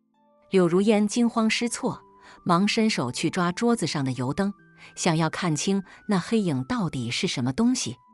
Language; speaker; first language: Chinese; native; Chinese